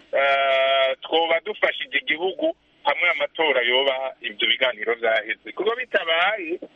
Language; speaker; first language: Rundi; native; Rundi